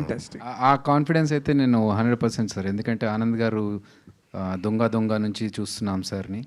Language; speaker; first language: Telugu; native; Telugu